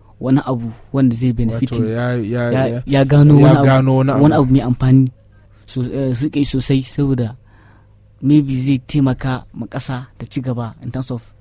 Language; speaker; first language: Hausa; native; Hausa